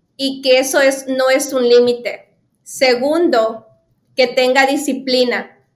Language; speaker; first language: Spanish; native; Spanish